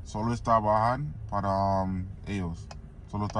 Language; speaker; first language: Spanish; non-native, learner; English